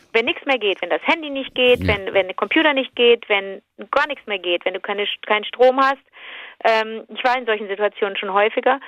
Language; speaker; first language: German; native; German